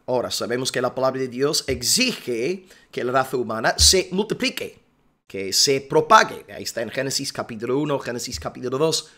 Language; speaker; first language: Spanish; non-native, fluent; English